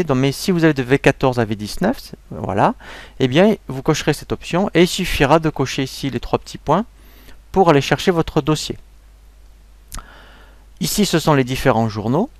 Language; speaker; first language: French; native; French